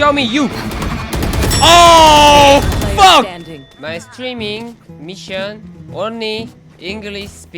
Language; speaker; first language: English; non-native, learner; Korean